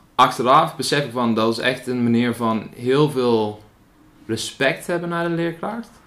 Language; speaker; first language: Dutch; early bilingual, other home language; Afrikaans